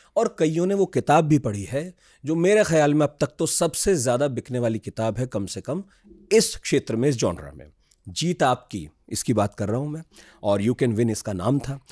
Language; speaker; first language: Hindi; native; Hindi